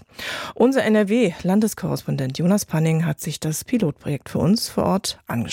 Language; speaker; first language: German; native; German